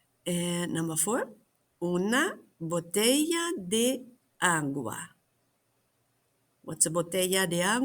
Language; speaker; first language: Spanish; non-native, fluent; English